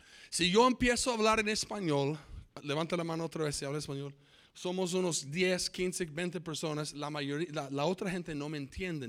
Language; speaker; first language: Spanish; native; Spanish